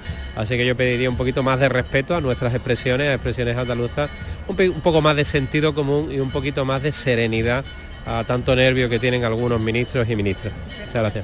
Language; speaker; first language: Spanish; native; Spanish